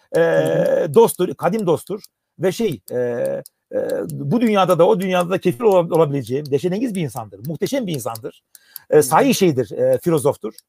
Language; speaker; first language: Turkish; early bilingual, heritage; Turkish